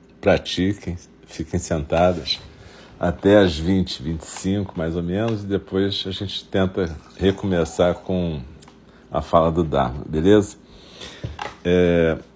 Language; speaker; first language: Portuguese; native; Portuguese